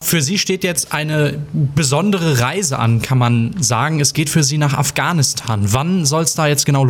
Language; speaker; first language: German; native; German